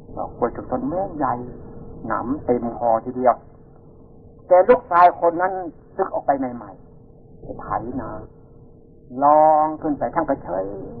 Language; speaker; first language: Thai; non-native, local second language; Northeastern Thai